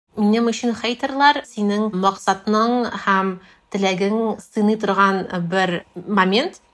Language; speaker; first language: Tatar; non-native, local second language; Russian